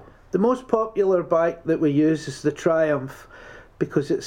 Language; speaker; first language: English; native; English